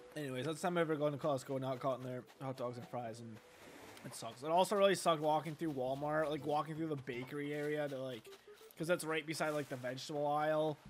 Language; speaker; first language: English; native; English